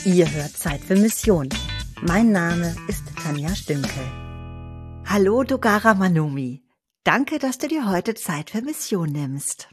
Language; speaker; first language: German; native; German